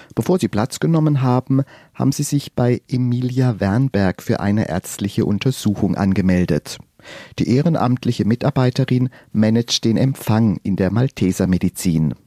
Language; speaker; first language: German; native; German